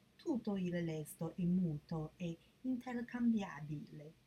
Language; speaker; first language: Italian; non-native, learner; Chinese